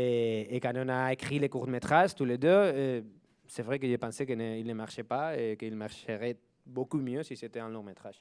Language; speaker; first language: French; non-native, fluent; Spanish